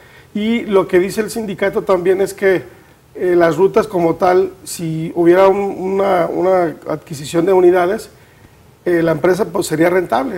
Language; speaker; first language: Spanish; native; Spanish